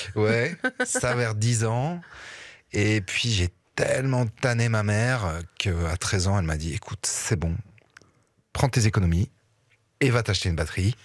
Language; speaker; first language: French; native; French